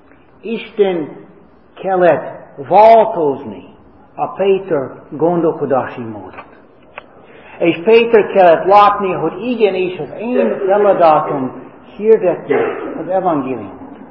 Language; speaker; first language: Hungarian; non-native, fluent; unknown